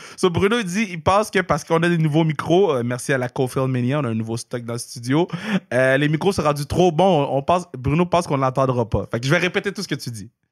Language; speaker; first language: French; native; French